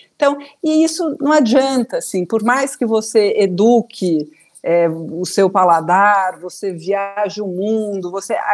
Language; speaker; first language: Portuguese; native; Portuguese